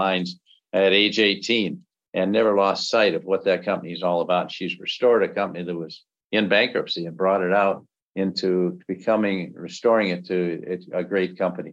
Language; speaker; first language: English; native; English